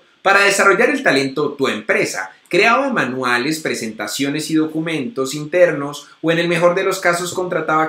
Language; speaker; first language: Spanish; native; Spanish